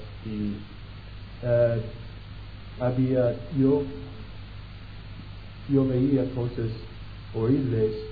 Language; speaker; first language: Spanish; non-native, fluent; English